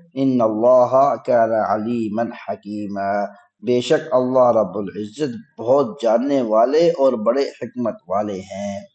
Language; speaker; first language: Urdu; native; Urdu